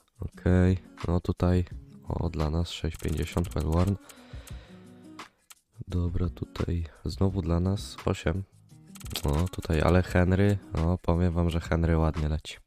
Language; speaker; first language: Polish; native; Polish